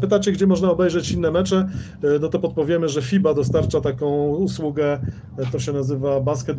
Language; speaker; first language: Polish; native; Polish